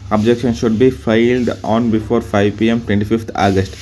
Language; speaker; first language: English; non-native, local second language; Kannada